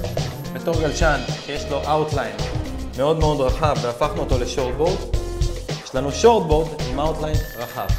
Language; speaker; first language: Hebrew; native; Hebrew